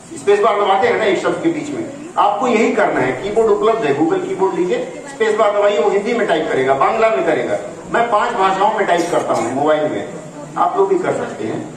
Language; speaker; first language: Hindi; native; Hindi